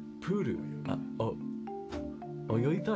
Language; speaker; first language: Japanese; non-native, learner; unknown